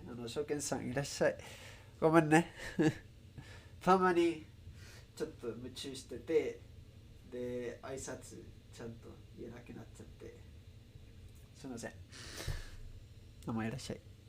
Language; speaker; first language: Japanese; non-native, learner; Spanish